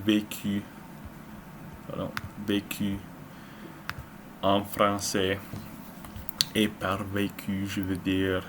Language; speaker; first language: French; non-native, learner; English